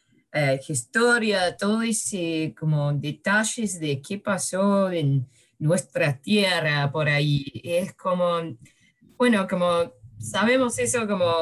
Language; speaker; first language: Spanish; early bilingual, heritage; English